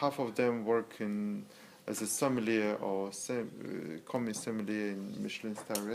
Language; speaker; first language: English; non-native, learner; Russian